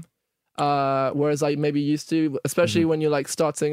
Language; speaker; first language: English; native; English